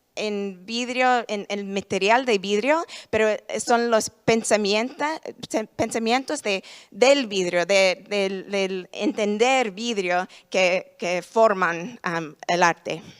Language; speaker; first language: Spanish; non-native, learner; English